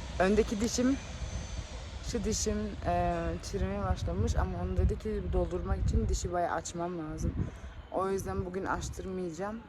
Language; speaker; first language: Turkish; early bilingual, heritage; Turkish